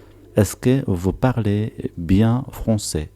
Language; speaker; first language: French; non-native, fluent; Tigrinya